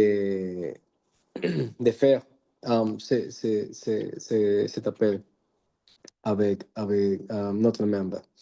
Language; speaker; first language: French; non-native, learner; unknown